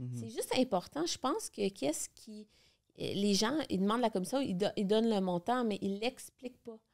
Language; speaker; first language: French; native; French